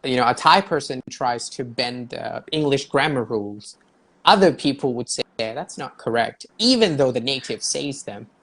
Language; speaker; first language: English; non-native, fluent; Thai